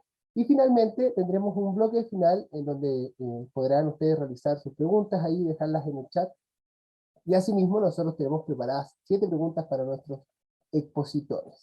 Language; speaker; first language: Spanish; native; Spanish